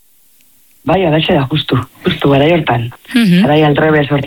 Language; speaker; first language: Basque; non-native, local second language; Spanish